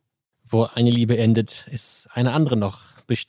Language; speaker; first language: German; native; German